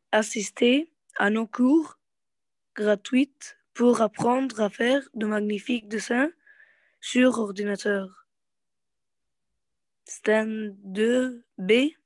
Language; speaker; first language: French; non-native, learner; Arabic